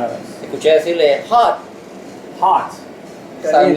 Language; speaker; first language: Spanish; native; Spanish